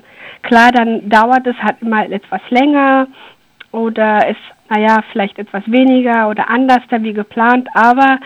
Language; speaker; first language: German; early bilingual, other home language; Persian